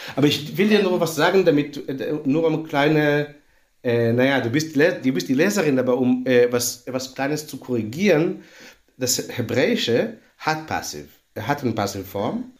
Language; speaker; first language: German; non-native, fluent; Hebrew